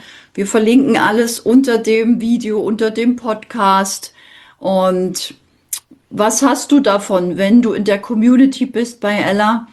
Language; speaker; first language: German; native; German